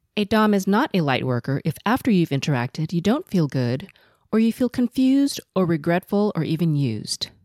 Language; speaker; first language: English; early bilingual, other home language; Cantonese